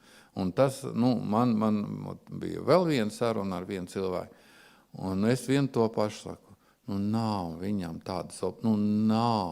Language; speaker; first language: Latvian; non-native, local second language; Russian